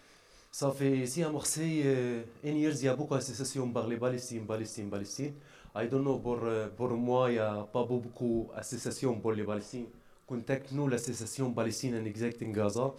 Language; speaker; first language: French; non-native, learner; Arabic